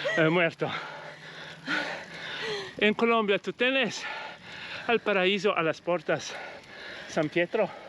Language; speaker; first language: Spanish; non-native, learner; Italian